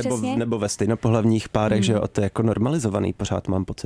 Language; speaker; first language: Czech; native; Czech